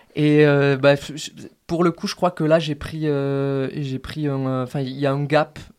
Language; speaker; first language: French; native; French